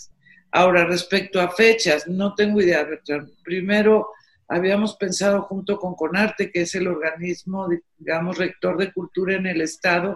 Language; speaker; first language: Spanish; native; Spanish